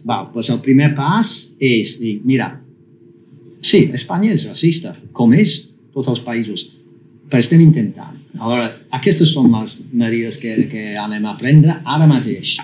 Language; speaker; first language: Catalan; non-native, fluent; English